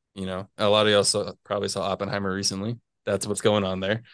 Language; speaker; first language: English; native; English